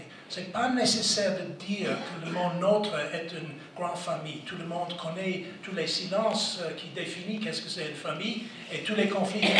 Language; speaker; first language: French; non-native, fluent; English